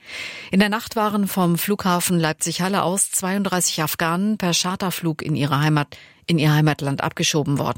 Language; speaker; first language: German; native; German